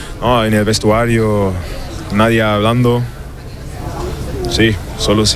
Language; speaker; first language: Spanish; non-native, learner; German